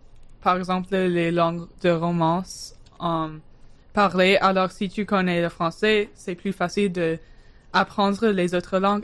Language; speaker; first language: French; non-native, learner; English